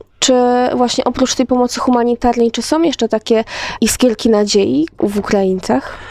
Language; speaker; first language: Polish; native; Polish